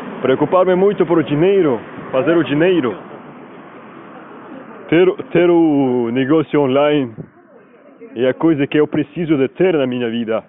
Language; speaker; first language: Portuguese; non-native, learner; Spanish